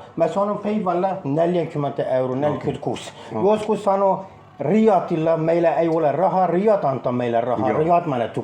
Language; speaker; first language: Finnish; non-native, learner; Turkish